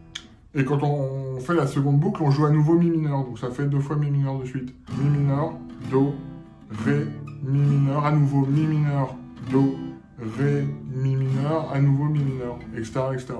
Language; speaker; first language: French; native; French